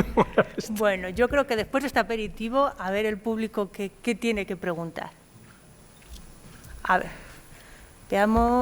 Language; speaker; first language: Spanish; native; Spanish